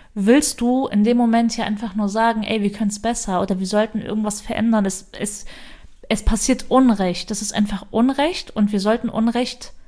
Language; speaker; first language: German; early bilingual, other home language; Turkish